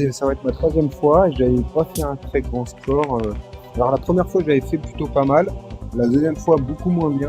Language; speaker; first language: French; native; French